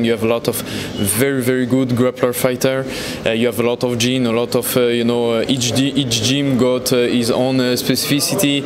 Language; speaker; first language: English; non-native, learner; French